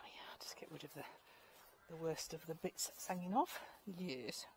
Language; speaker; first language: English; native; English